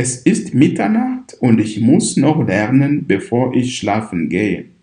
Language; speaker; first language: German; non-native, fluent; Kinyarwanda